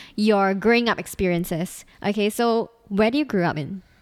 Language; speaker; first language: English; native; English